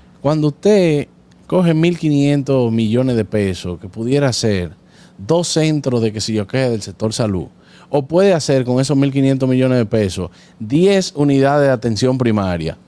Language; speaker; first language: Spanish; native; Spanish